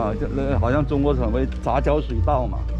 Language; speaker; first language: Chinese; non-native, local second language; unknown